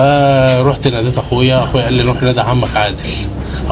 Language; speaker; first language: Arabic; native; Arabic